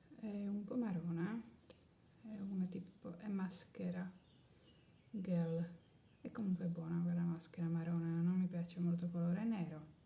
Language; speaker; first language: Italian; non-native, learner; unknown